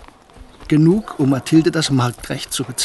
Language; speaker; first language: German; native; German